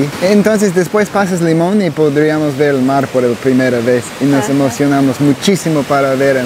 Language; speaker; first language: Spanish; non-native, learner; English